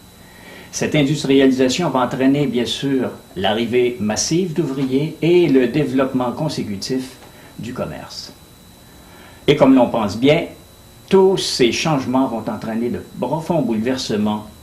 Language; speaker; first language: French; native; French